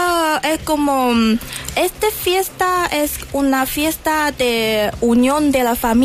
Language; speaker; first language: Spanish; non-native, learner; Chinese